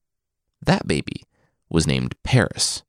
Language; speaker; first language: English; native; English